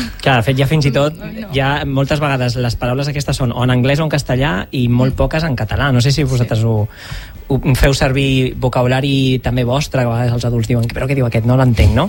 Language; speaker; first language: Catalan; native; Catalan